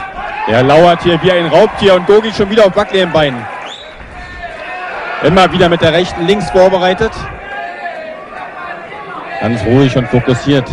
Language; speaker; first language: German; native; German